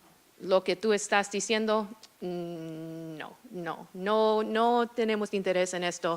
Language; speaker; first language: Spanish; non-native, fluent; English